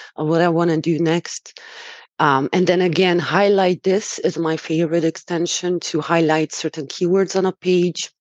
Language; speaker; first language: English; non-native, fluent; Romanian